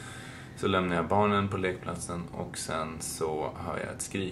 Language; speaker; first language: Swedish; native; Swedish